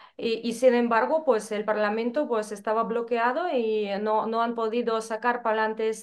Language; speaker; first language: Spanish; non-native, fluent; Ukrainian